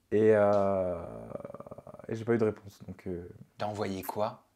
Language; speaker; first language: French; native; French